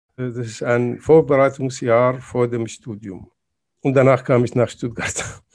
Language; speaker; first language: German; non-native, fluent; Arabic